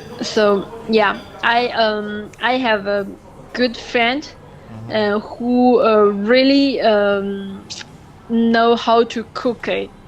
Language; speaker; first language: English; non-native, learner; French